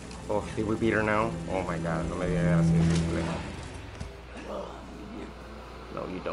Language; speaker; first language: English; non-native, local second language; Spanish